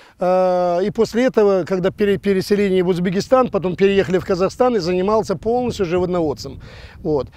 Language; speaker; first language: Russian; non-native, local second language; Crimean Tatar